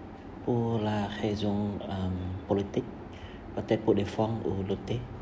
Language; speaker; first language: French; non-native, learner; Khmer